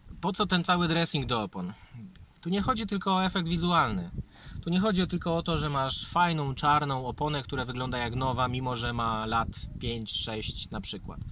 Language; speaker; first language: Polish; native; Polish